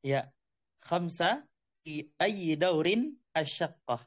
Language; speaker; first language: Arabic; non-native, fluent; Indonesian